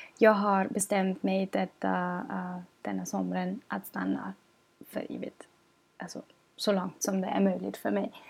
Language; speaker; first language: Swedish; non-native, learner; German